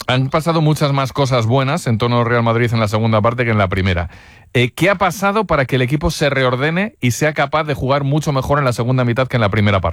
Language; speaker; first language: Spanish; native; Spanish